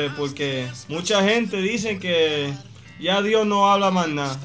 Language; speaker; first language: Spanish; native; Spanish